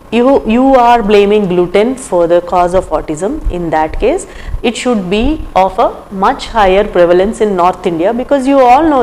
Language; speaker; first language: English; non-native, local second language; Telugu